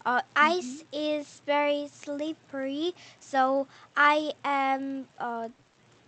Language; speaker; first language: English; non-native, learner; Korean